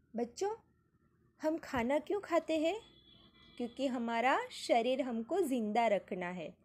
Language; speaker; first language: Hindi; non-native, local second language; Gujarati